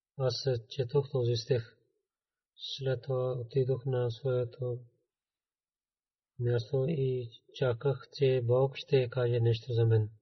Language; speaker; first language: Bulgarian; non-native, learner; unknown